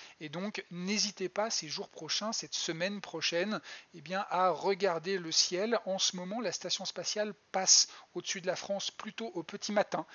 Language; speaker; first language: French; native; French